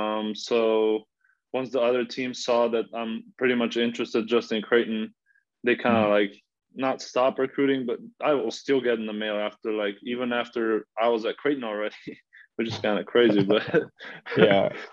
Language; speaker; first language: English; non-native, fluent; Slovenian